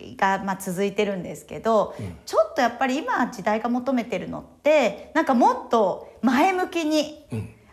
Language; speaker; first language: Japanese; native; Japanese